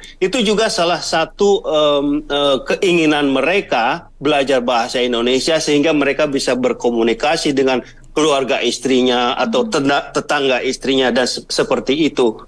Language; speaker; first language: Indonesian; native; Indonesian